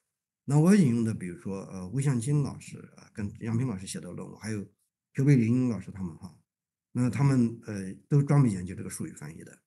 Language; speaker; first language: Chinese; native; Chinese